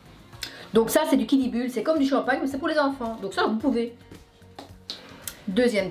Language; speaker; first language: French; native; French